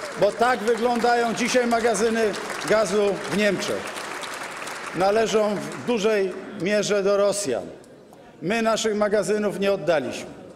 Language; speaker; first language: Polish; native; Polish